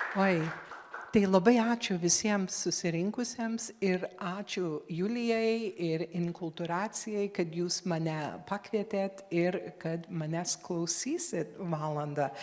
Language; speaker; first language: Lithuanian; early bilingual, heritage; Lithuanian